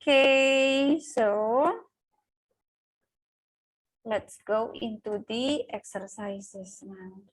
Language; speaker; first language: English; non-native, local second language; Indonesian